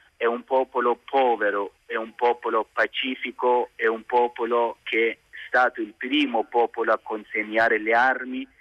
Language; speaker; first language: Italian; non-native, fluent; Hazaragi